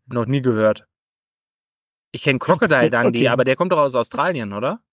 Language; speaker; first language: German; native; German